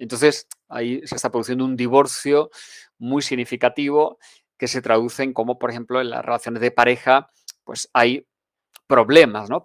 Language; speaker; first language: Spanish; native; Spanish